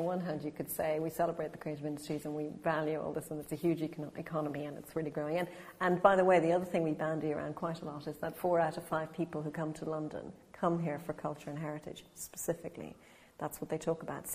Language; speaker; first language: English; native; English